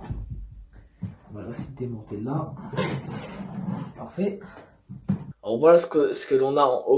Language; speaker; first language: French; native; French